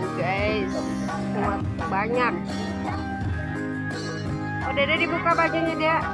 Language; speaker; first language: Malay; non-native, local second language; Sundanese